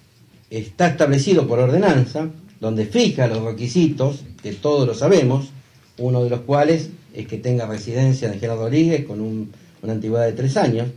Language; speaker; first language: Spanish; native; Spanish